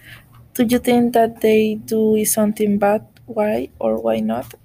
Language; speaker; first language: English; non-native, learner; Spanish